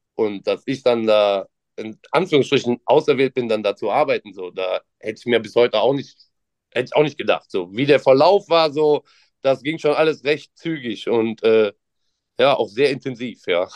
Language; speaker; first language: German; native; German